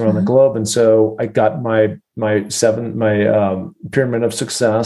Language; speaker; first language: English; native; English